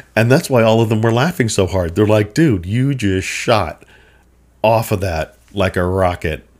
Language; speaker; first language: English; native; English